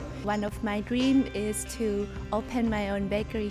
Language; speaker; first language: English; non-native, fluent; Thai